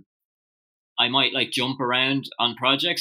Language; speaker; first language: English; native; English